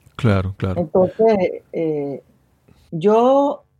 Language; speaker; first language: Spanish; native; Spanish